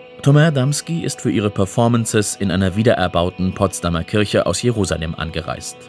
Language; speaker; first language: German; native; German